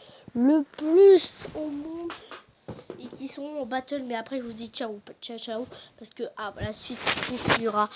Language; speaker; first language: French; native; French